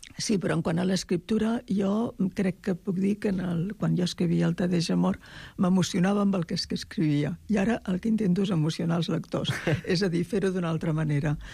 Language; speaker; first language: Catalan; native; Catalan